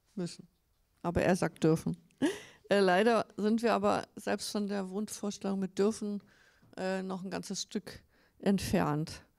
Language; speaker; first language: German; native; German